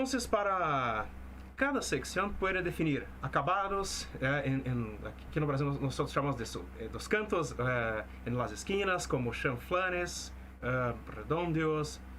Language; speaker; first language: Spanish; non-native, fluent; Portuguese